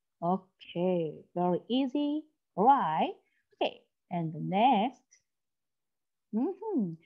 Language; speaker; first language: English; non-native, learner; Korean